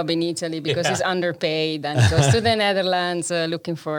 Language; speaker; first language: English; non-native, fluent; Italian